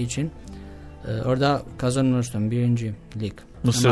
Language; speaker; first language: Turkish; non-native, learner; Albanian